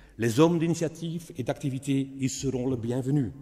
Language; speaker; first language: French; non-native, local second language; Dutch